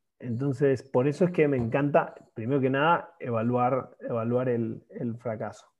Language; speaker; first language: Spanish; native; Spanish